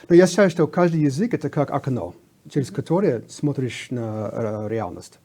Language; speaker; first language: Russian; non-native, fluent; English